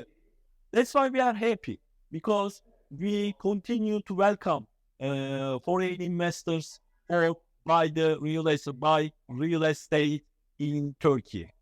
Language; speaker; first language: English; non-native, fluent; Turkish